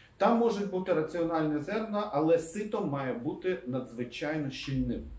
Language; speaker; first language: Ukrainian; non-native, local second language; Russian